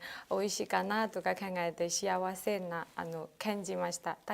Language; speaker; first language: Japanese; non-native, learner; Burmese